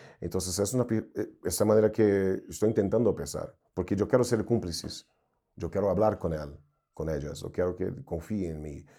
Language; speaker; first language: Spanish; non-native, fluent; Portuguese